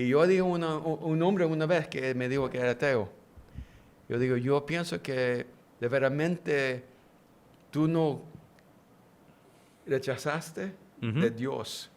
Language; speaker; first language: Spanish; early bilingual, heritage; English